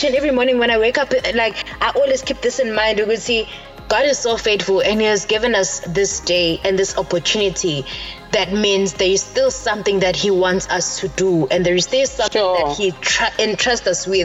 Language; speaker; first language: English; non-native, local second language; Zulu